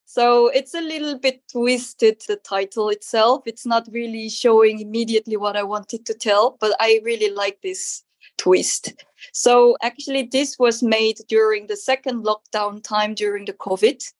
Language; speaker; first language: English; non-native, fluent; Korean